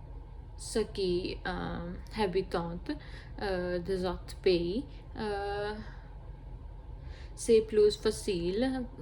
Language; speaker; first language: French; non-native, learner; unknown